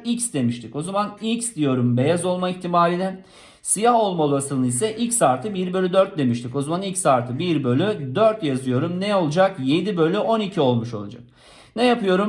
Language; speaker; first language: Turkish; native; Turkish